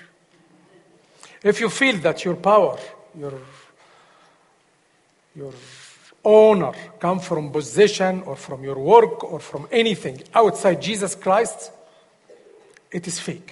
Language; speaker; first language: English; non-native, learner; Arabic